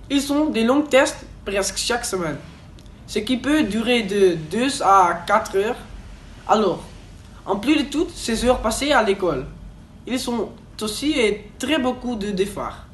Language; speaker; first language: French; non-native, learner; Dutch